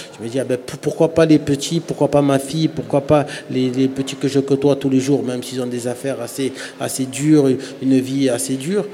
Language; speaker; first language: French; native; French